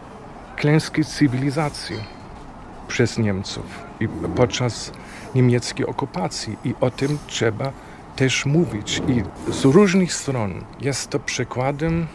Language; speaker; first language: Polish; non-native, fluent; German